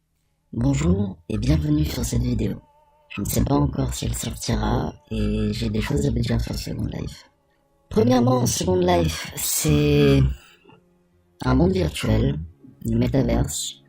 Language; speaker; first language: French; native; French